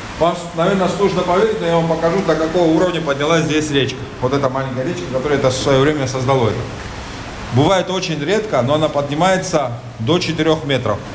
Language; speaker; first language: Russian; non-native, local second language; Georgian